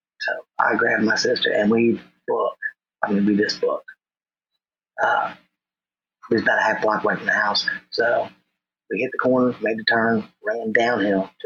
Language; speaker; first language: English; native; English